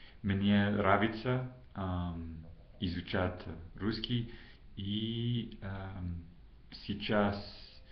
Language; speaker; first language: Russian; non-native, learner; English